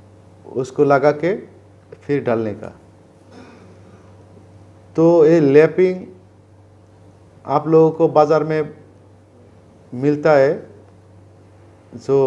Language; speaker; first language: Hindi; non-native, learner; Bangla